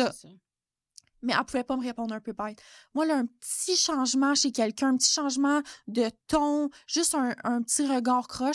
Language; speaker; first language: French; native; French